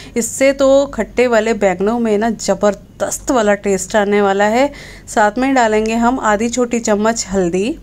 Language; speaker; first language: Hindi; non-native, local second language; Punjabi